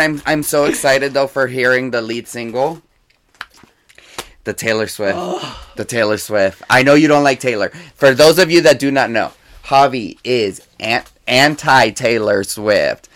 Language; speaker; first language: English; early bilingual, other home language; Spanish